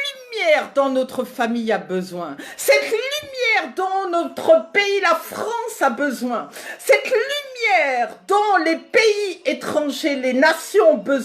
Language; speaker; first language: French; native; French